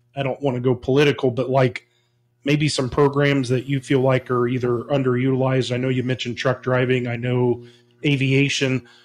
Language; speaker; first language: English; native; English